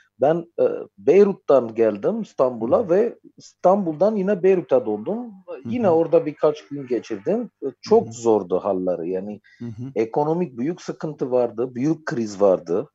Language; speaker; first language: Turkish; non-native, fluent; Armenian